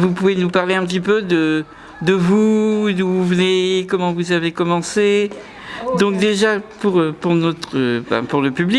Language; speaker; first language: French; native; French